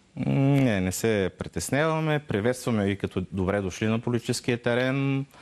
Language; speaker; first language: Bulgarian; non-native, local second language; Turkish